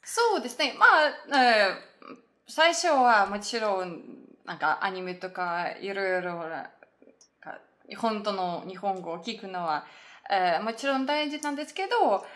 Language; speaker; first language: Japanese; non-native, fluent; Russian